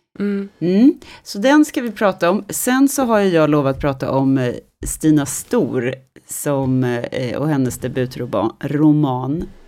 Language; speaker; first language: Swedish; native; Swedish